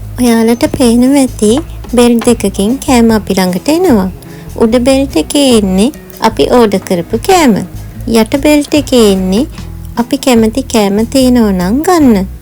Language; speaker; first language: Sinhala; native; Sinhala